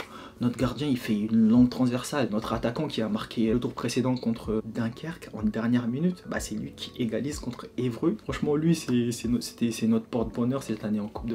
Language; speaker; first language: French; native; French